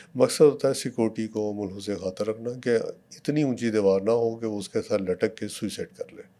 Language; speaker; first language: Urdu; non-native, local second language; Punjabi